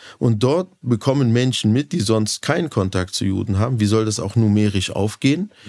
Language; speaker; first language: German; early bilingual, other home language; Turkish